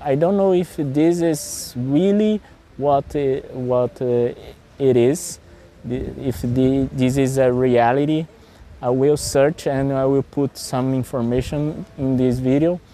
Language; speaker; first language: English; non-native, fluent; Portuguese